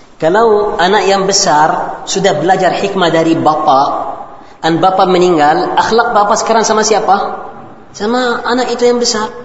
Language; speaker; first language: Indonesian; non-native, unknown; Arabic